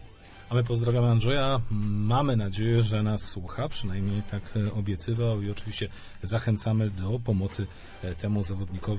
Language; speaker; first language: Polish; native; Polish